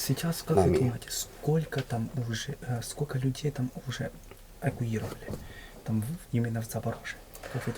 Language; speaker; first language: Russian; non-native, learner; Chinese